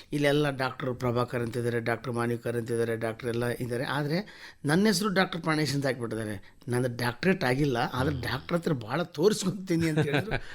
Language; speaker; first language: Kannada; native; Kannada